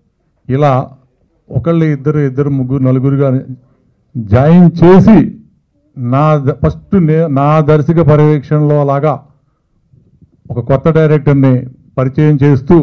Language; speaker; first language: Telugu; native; Telugu